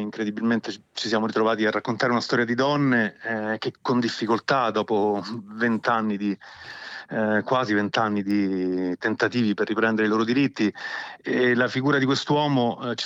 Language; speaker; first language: Italian; native; Italian